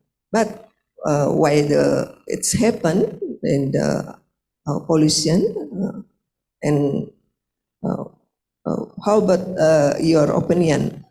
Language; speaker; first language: English; non-native, learner; Indonesian